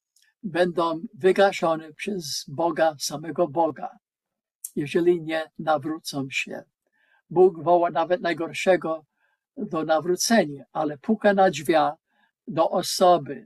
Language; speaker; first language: Polish; non-native, learner; English